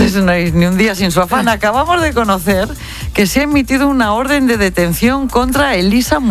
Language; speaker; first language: Spanish; native; Spanish